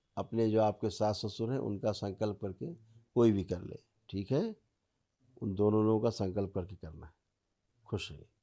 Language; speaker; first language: Hindi; native; Hindi